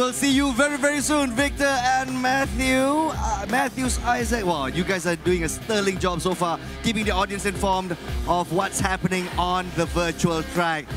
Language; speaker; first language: English; non-native, local second language; Malay